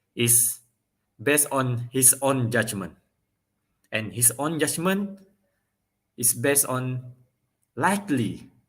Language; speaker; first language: English; non-native, local second language; Malay